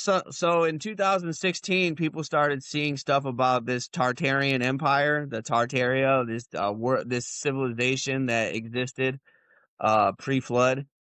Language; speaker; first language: English; native; English